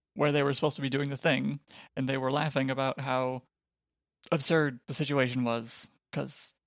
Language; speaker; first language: English; native; English